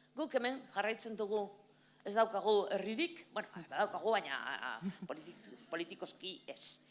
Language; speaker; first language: Basque; non-native, local second language; Spanish